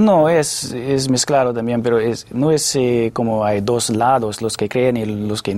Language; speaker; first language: Spanish; non-native, fluent; English